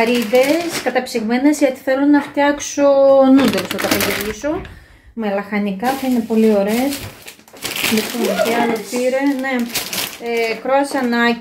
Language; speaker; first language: Greek; native; Greek